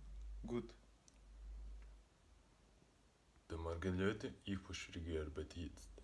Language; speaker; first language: German; non-native, learner; Russian